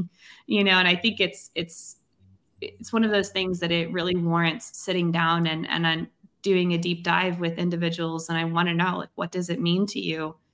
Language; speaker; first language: English; native; English